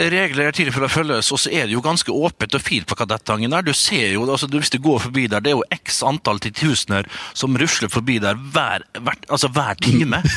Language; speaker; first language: Norwegian; native; Norwegian